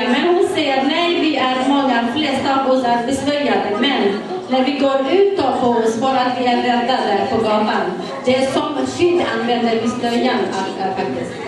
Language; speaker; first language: Swedish; non-native, fluent; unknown